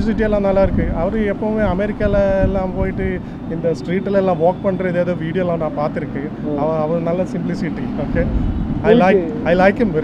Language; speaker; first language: Tamil; non-native, learner; Malayalam